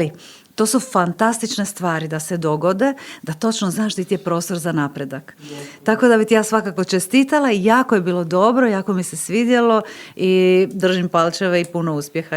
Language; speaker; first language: Bosnian; native; Bosnian